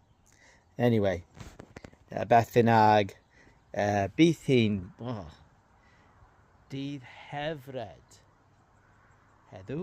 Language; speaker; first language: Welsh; non-native, learner; English